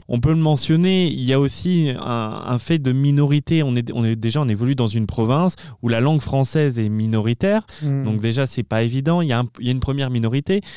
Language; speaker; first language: French; native; French